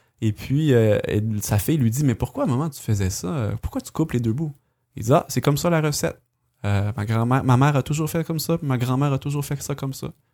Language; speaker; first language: French; native; French